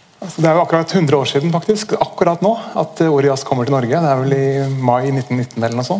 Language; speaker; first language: Norwegian; native; Norwegian